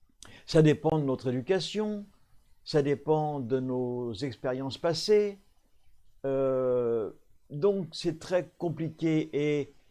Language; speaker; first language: French; native; French